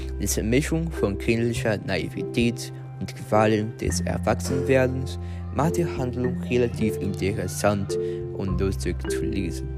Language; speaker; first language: German; non-native, fluent; Portuguese